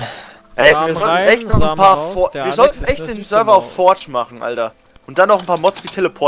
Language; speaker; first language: German; native; German